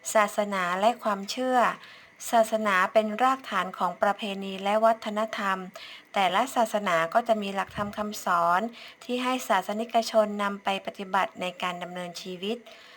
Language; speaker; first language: Thai; native; Thai